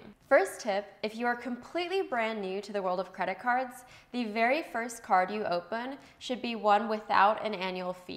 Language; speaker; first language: English; native; English